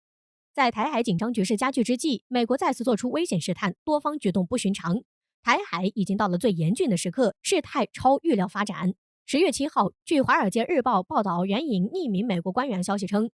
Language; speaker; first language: Chinese; native; Chinese